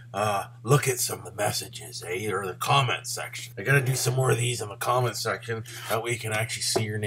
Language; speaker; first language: English; native; English